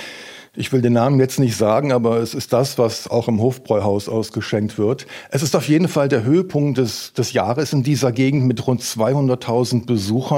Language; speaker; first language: German; native; German